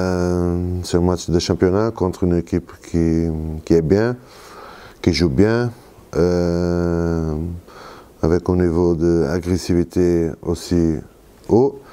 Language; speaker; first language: French; non-native, fluent; Portuguese